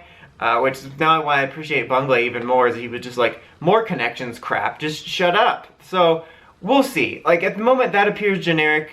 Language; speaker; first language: English; native; English